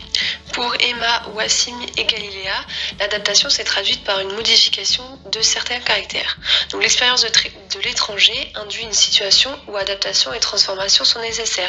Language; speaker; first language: French; native; French